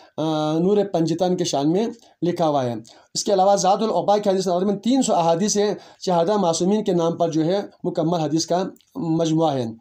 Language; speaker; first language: Urdu; non-native, local second language; Balti